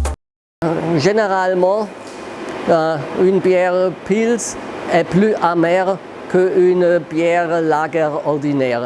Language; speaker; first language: French; non-native, fluent; German